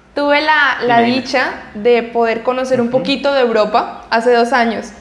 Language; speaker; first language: Spanish; native; Spanish